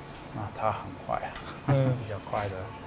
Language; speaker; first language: Chinese; non-native, learner; English